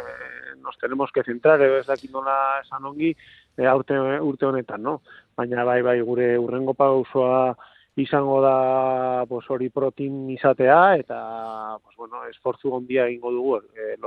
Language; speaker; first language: Basque; non-native, local second language; Spanish